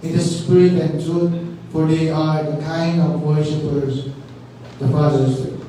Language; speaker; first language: English; non-native, local second language; Filipino